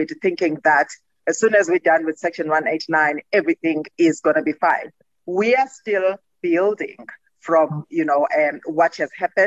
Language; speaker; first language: English; non-native, local second language; Xhosa